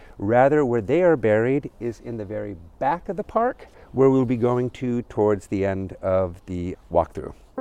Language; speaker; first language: English; native; English